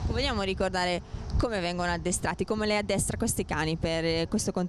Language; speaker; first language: Italian; native; Italian